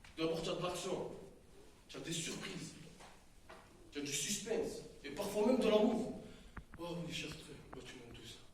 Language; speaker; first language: French; native; French